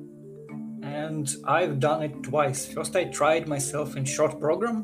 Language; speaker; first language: English; non-native, fluent; Ukrainian